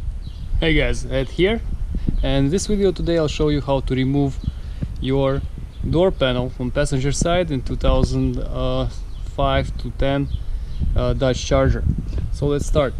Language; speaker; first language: English; non-native, fluent; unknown